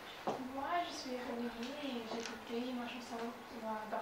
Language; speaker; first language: French; non-native, learner; Russian